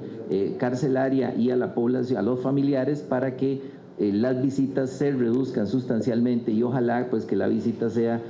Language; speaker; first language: Spanish; native; Spanish